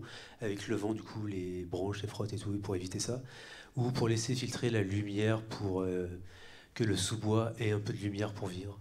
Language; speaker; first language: French; native; French